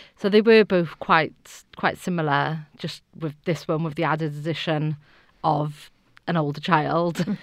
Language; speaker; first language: English; native; English